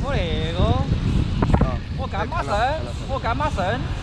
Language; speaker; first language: Chinese; native; Chinese